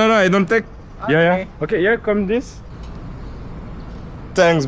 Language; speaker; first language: English; non-native, learner; French